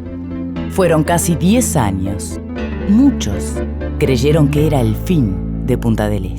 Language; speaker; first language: Spanish; native; Spanish